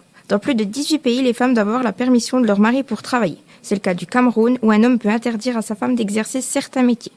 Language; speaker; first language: French; native; French